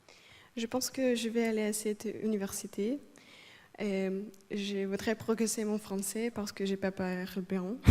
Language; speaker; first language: French; non-native, learner; Ukrainian